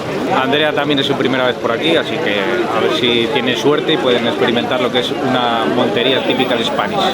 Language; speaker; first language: Spanish; native; Spanish